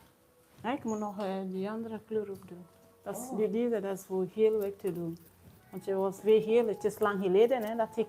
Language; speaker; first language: Dutch; non-native, learner; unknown